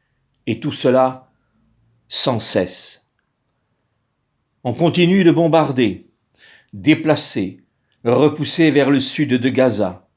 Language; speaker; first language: French; native; French